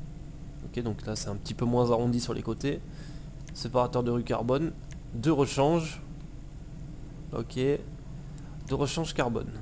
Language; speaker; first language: French; native; French